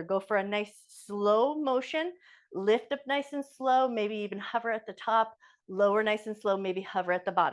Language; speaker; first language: English; native; English